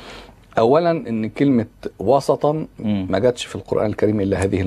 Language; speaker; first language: Arabic; native; Arabic